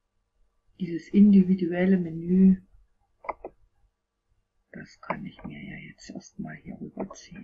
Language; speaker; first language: German; native; German